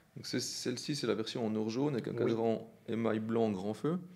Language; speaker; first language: French; native; French